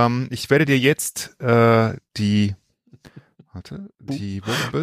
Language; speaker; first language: German; native; German